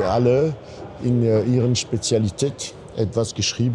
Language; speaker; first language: German; non-native, fluent; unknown